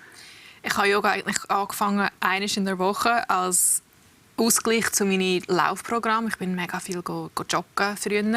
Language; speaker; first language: German; early bilingual, heritage; English